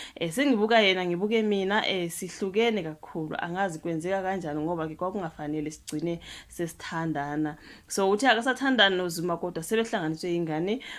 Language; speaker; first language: Zulu; non-native, local second language; Xhosa